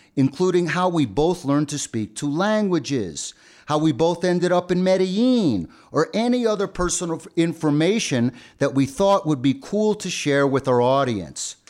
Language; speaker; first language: English; native; English